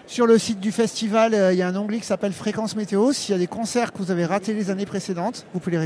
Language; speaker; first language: French; native; French